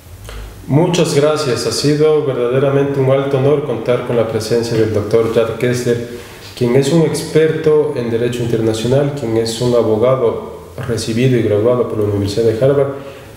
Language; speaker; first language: Spanish; native; Spanish